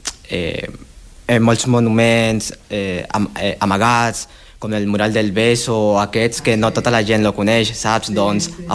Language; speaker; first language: Catalan; non-native, fluent; Spanish